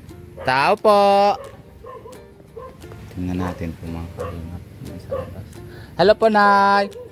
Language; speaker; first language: Filipino; non-native, local second language; Bikol